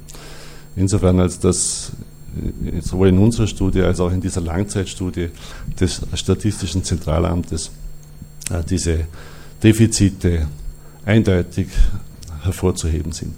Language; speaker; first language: German; native; German